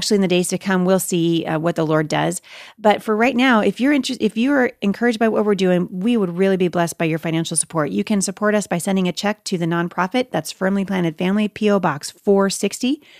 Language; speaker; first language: English; native; English